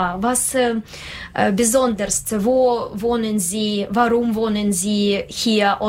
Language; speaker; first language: German; non-native, learner; Russian